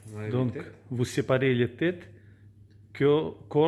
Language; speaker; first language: French; non-native, learner; Russian